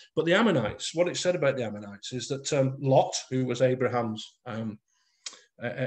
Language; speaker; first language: English; native; English